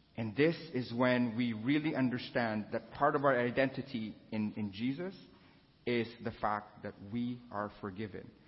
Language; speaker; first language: English; non-native, local second language; Filipino